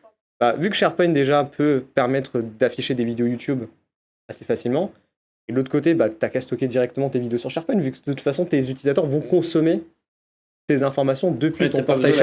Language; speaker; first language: French; native; French